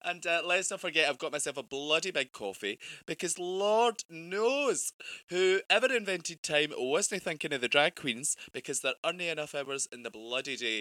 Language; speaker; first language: English; native; English